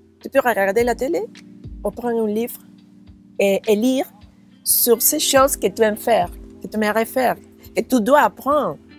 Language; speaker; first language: French; non-native, learner; Spanish